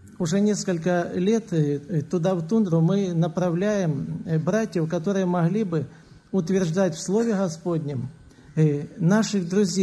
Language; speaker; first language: Russian; native; Russian